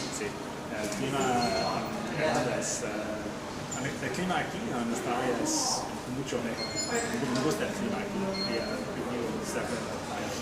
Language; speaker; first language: Spanish; non-native, learner; English